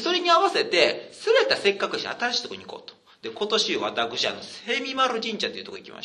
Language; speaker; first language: Japanese; native; Japanese